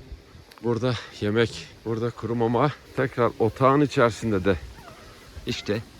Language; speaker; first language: Turkish; native; Turkish